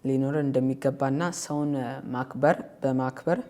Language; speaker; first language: Amharic; early bilingual, heritage; Amharic